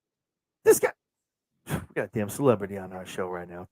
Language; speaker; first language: English; native; English